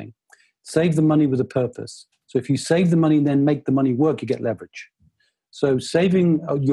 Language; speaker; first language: English; native; English